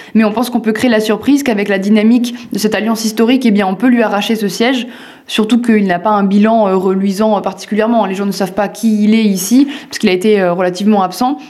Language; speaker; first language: French; native; French